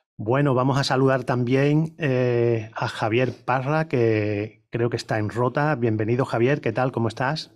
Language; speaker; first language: Spanish; native; Spanish